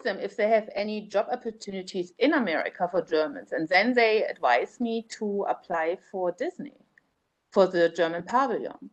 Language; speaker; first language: English; non-native, fluent; German